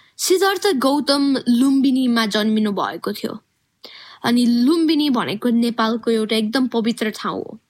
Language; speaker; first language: Nepali; early bilingual, heritage; Nepali